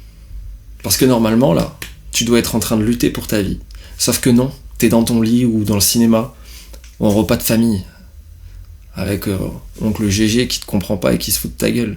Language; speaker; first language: French; native; French